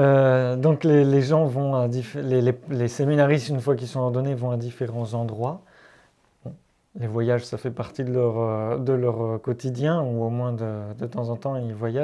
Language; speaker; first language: French; native; French